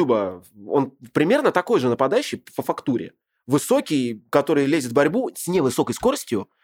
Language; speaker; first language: Russian; native; Russian